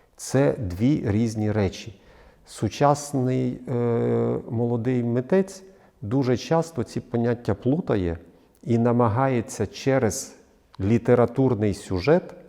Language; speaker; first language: Ukrainian; native; Ukrainian